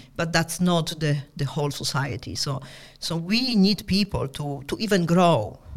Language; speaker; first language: English; non-native, fluent; Polish